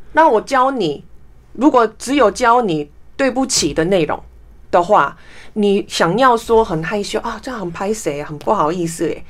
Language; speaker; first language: Chinese; non-native, fluent; Korean